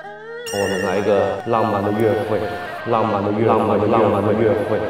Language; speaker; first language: Chinese; non-native, local second language; Cantonese